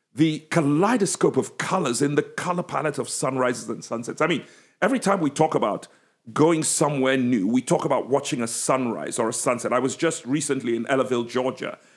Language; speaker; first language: English; native; English